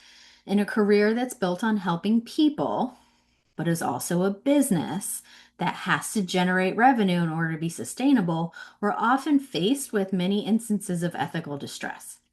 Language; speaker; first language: English; native; English